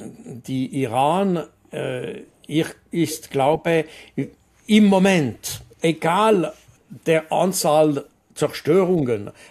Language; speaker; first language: German; non-native, local second language; French